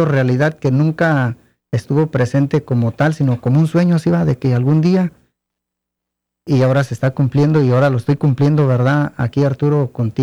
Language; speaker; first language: Spanish; native; Spanish